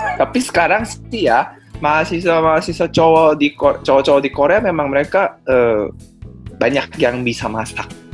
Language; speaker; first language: Indonesian; non-native, fluent; Korean